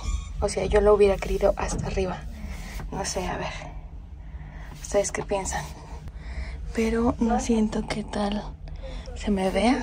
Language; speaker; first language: Spanish; native; Spanish